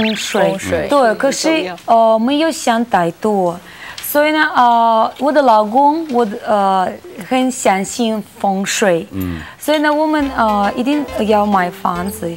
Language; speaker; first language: Chinese; non-native, learner; Russian